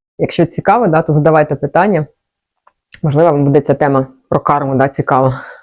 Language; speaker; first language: Ukrainian; non-native, local second language; Russian